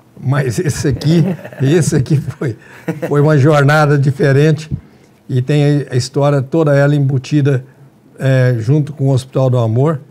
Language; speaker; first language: Portuguese; native; Portuguese